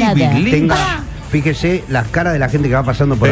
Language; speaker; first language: Spanish; native; Spanish